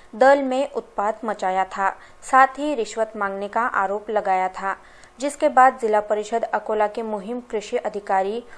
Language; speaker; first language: Hindi; non-native, local second language; Marathi